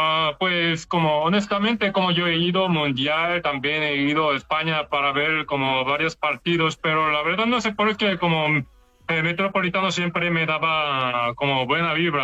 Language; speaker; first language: Spanish; non-native, learner; Korean